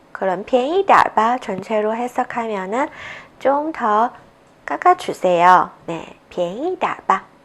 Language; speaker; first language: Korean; non-native, fluent; Chinese